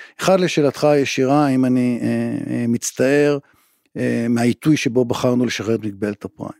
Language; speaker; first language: Hebrew; native; Hebrew